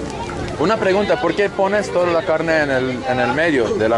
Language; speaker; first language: Spanish; non-native, learner; English